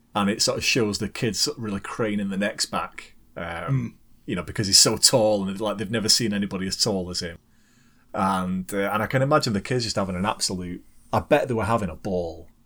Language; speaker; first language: English; native; English